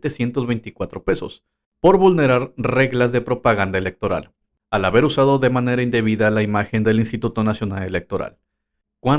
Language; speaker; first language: Spanish; native; Spanish